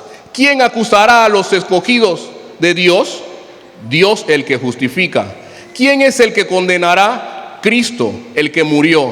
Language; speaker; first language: Spanish; native; Spanish